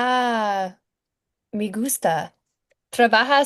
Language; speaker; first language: Spanish; non-native, learner; English